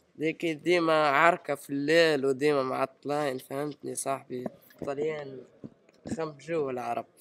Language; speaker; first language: Arabic; early bilingual, heritage; Italian